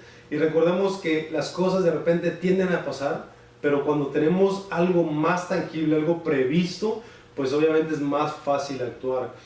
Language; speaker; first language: Spanish; native; Spanish